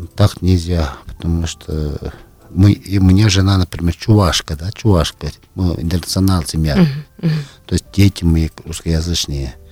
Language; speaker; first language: Russian; non-native, local second language; Tuvinian